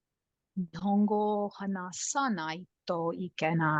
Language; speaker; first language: Japanese; non-native, learner; English